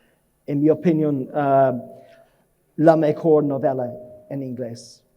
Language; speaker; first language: Spanish; non-native, learner; English